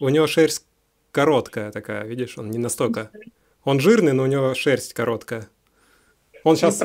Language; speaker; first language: Russian; native; Russian